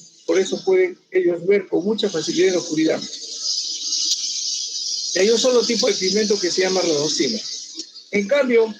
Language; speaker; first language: Spanish; native; Spanish